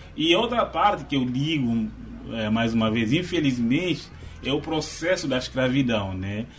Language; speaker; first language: Portuguese; non-native, local second language; Upper Guinea Crioulo